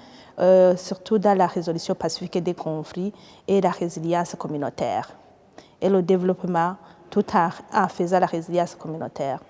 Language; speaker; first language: French; native; French